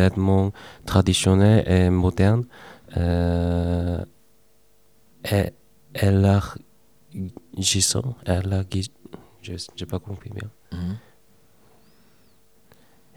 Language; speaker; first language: French; non-native, learner; Korean